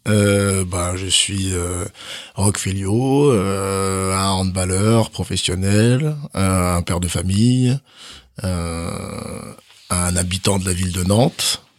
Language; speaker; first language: French; early bilingual, other home language; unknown